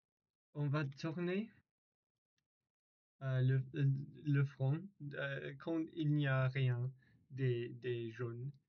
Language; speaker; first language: French; non-native, learner; English